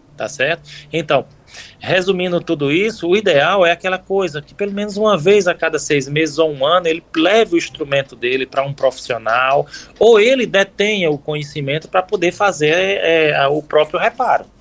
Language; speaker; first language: Portuguese; native; Portuguese